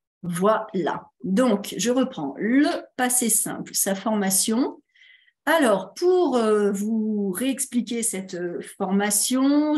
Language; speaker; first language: French; native; French